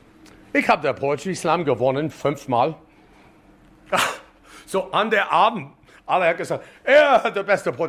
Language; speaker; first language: German; non-native, learner; English